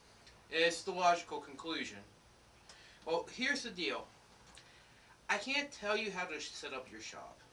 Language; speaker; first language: English; native; English